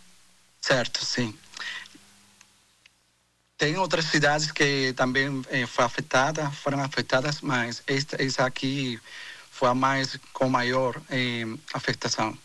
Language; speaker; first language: Portuguese; non-native, fluent; Spanish